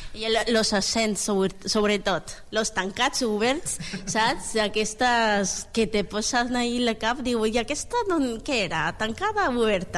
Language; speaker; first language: Catalan; non-native, learner; Spanish